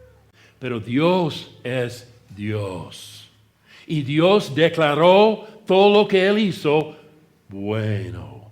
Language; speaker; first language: Spanish; non-native, fluent; English